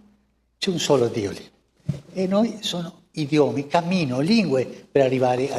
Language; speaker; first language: Italian; non-native, fluent; Spanish